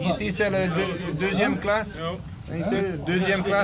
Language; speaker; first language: French; non-native, learner; Dutch